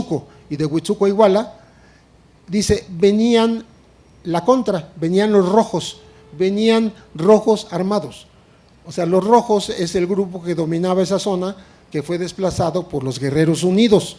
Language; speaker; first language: Spanish; native; Spanish